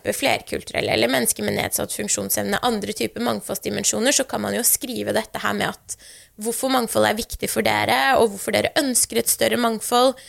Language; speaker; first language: Norwegian; early bilingual, other home language; Persian